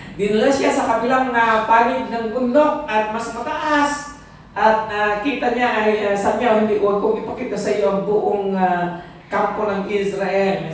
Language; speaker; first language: Filipino; native; Filipino